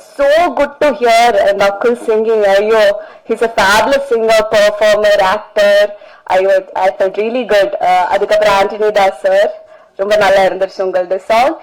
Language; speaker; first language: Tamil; non-native, fluent; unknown